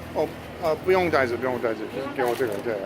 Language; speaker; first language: Chinese; non-native, learner; English